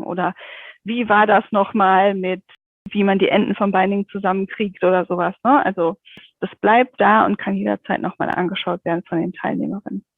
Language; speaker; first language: German; native; German